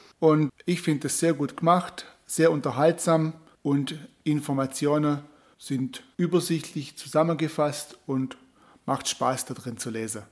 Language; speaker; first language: German; native; German